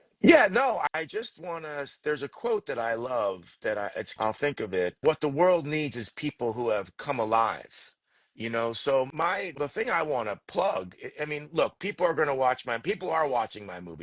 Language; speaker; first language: English; native; English